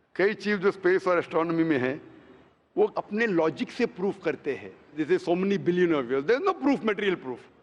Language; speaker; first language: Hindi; non-native, local second language; Konkani